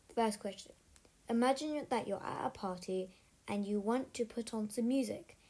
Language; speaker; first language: English; native; English